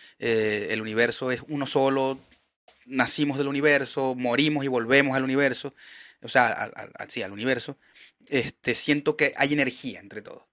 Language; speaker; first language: Spanish; native; Spanish